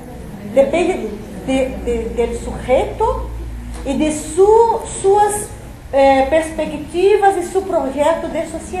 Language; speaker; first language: Spanish; non-native, fluent; Portuguese